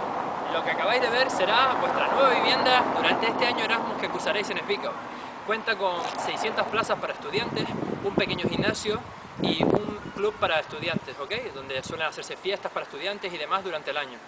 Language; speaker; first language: Spanish; native; Spanish